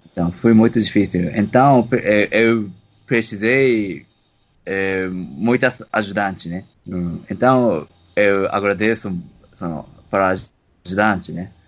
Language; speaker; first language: Portuguese; non-native, learner; Japanese